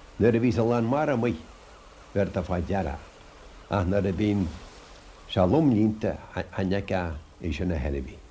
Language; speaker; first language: Irish; native; Irish